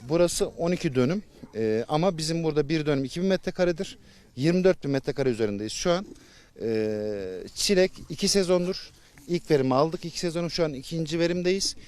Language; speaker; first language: Turkish; native; Turkish